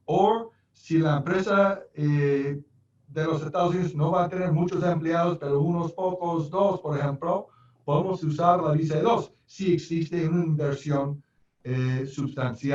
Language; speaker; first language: Spanish; non-native, fluent; English